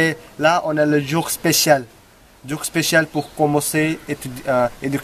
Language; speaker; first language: French; non-native, learner; Nepali